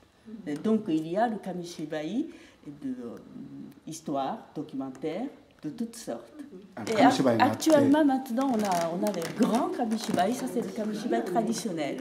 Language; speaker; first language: French; non-native, fluent; Japanese